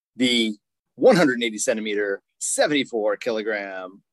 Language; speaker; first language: English; native; English